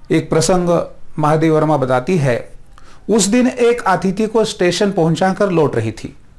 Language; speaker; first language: Hindi; non-native, local second language; Marathi